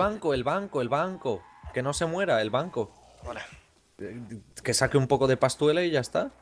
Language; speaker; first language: Spanish; native; Spanish